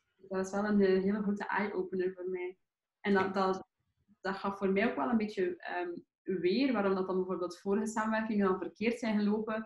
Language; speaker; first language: Dutch; early bilingual, other home language; Arabic